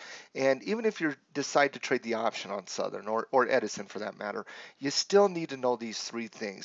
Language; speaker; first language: English; native; English